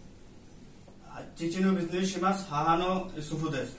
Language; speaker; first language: Japanese; non-native, learner; Bangla